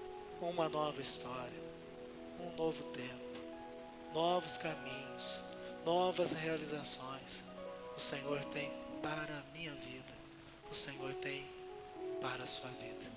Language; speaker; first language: Portuguese; native; Portuguese